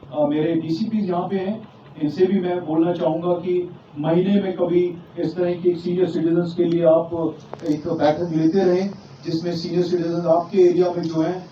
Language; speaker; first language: Hindi; non-native, local second language; Marathi